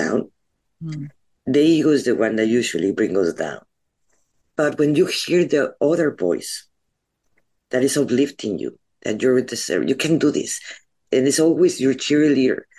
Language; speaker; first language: English; non-native, fluent; Spanish